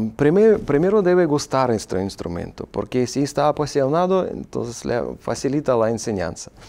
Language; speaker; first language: Spanish; non-native, fluent; Russian